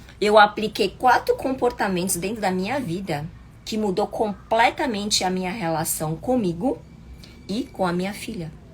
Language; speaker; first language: Portuguese; early bilingual, other home language; Chinese